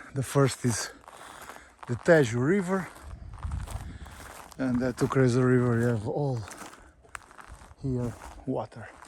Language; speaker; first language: English; non-native, learner; Portuguese